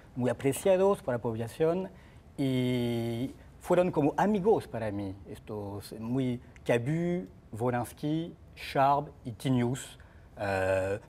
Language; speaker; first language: Spanish; non-native, fluent; French